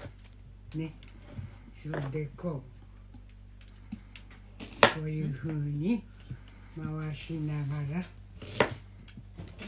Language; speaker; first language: Japanese; native; Japanese